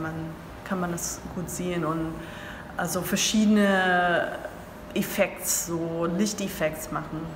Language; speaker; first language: German; non-native, learner; English